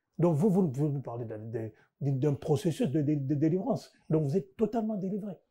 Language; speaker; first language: French; non-native, local second language; Lingala